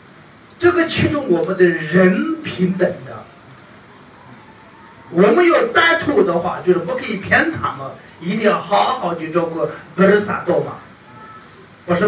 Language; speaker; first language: Chinese; non-native, fluent; Tibetan